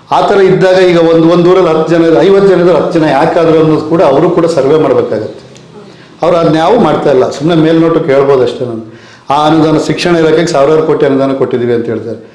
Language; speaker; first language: Kannada; native; Kannada